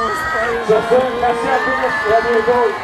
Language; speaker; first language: French; native; French